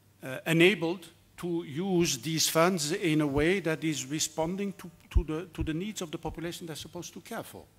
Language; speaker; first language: English; non-native, fluent; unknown